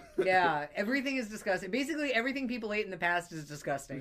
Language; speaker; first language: English; native; English